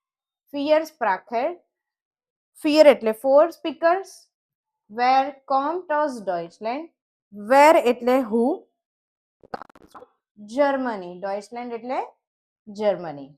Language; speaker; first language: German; non-native, learner; Gujarati